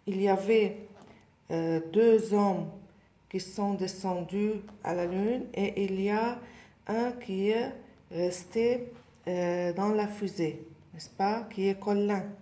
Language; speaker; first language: French; non-native, local second language; Arabic